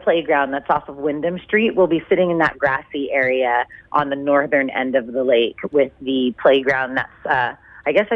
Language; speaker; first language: English; native; English